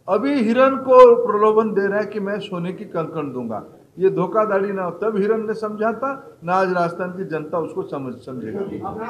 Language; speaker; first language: Hindi; non-native, local second language; Odia